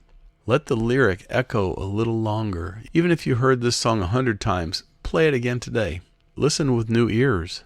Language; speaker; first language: English; native; English